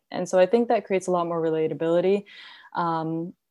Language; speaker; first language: English; non-native, local second language; Hindi